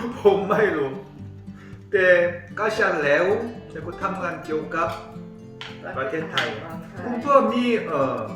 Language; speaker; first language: Thai; non-native, learner; Korean